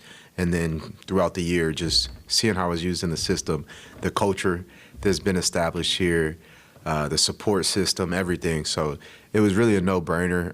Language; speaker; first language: English; native; English